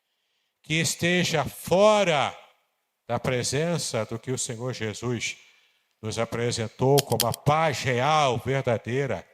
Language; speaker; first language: Portuguese; native; Portuguese